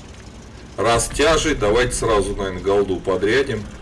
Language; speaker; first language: Russian; native; Russian